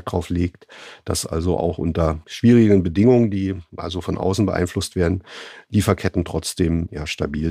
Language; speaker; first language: German; native; German